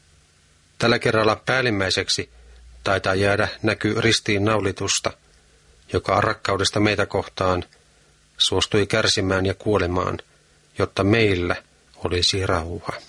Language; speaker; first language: Finnish; native; Finnish